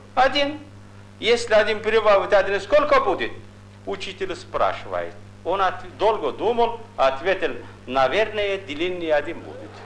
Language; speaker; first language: Russian; non-native, local second language; Kyrgyz